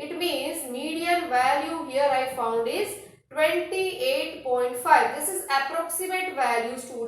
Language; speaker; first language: English; non-native, local second language; Hindi